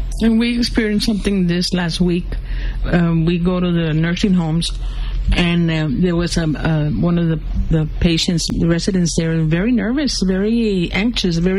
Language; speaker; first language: English; early bilingual, other home language; Spanish